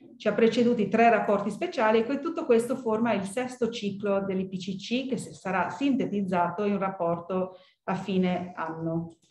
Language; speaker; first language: Italian; early bilingual, heritage; Italian